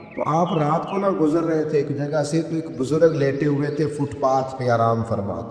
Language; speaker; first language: Urdu; non-native, local second language; Punjabi